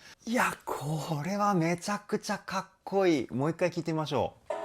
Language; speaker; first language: Japanese; native; Japanese